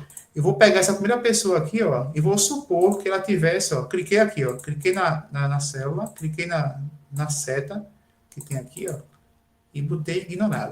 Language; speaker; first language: Portuguese; native; Portuguese